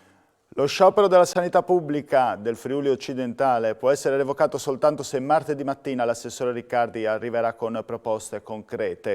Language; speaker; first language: Italian; native; Italian